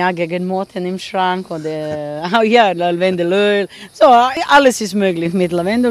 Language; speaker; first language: German; non-native, learner; Croatian